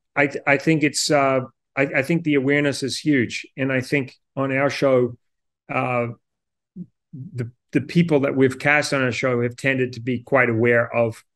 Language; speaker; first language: English; native; English